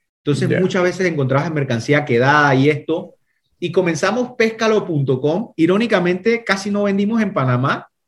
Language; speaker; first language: Spanish; native; Spanish